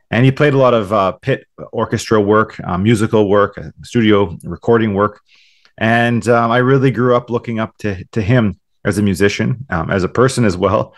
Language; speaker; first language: English; native; English